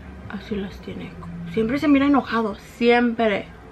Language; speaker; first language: Spanish; early bilingual, heritage; Spanish